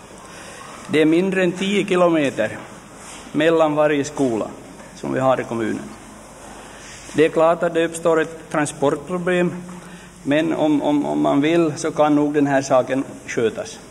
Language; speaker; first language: Swedish; native; Swedish